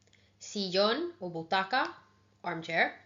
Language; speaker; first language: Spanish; non-native, fluent; English